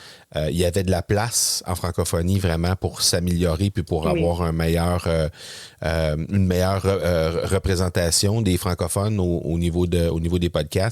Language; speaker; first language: French; native; French